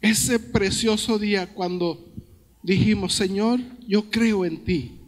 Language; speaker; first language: Spanish; early bilingual, heritage; Spanish